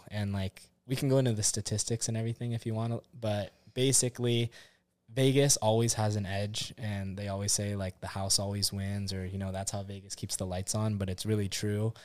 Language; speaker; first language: English; native; English